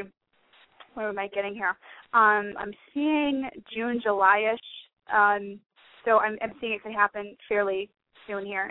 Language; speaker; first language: English; native; English